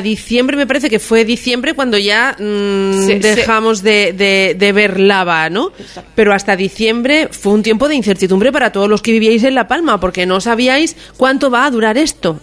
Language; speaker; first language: Spanish; native; Spanish